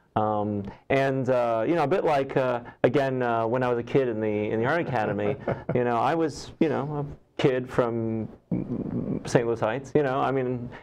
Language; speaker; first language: English; native; English